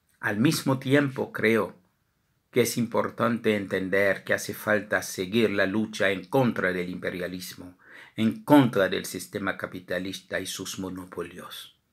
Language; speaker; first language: Spanish; non-native, fluent; Haitian Creole